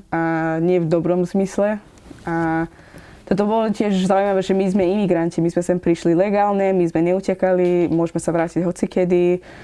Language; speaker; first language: Slovak; non-native, fluent; Persian